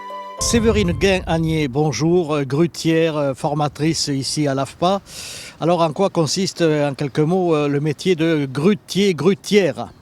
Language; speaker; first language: French; native; French